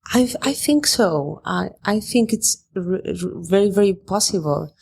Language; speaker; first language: English; non-native, fluent; Spanish